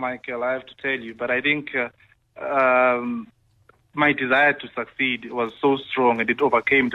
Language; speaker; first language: English; non-native, local second language; Xhosa